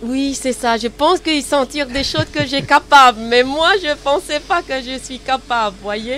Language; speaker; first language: French; non-native, learner; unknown